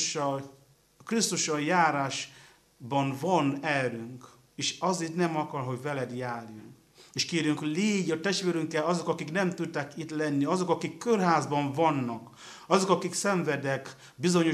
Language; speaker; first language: Hungarian; non-native, learner; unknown